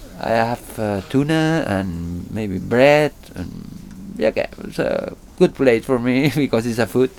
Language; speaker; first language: English; non-native, learner; Spanish